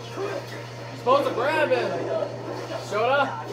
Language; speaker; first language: English; native; English